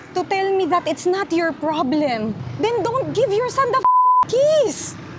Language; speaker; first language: English; non-native, local second language; Filipino